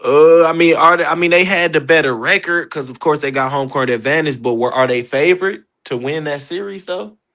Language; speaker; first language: English; native; English